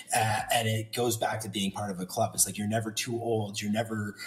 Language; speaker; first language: English; native; English